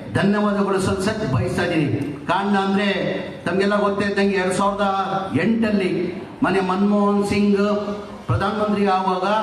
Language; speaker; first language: Kannada; non-native, local second language; Urdu